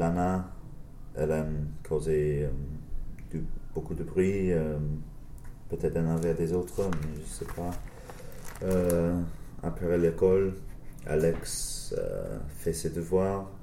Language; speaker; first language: French; non-native, learner; English